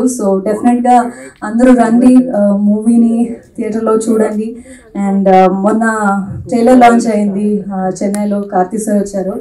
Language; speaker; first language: Telugu; non-native, learner; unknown